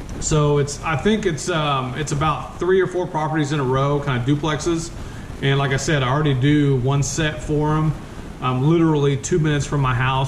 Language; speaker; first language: English; native; English